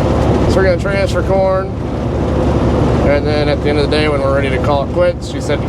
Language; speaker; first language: English; native; English